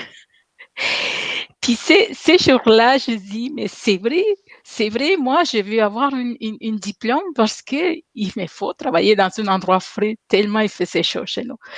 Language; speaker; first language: French; non-native, fluent; Spanish